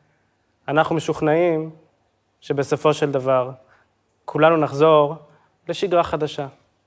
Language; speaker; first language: Hebrew; native; Hebrew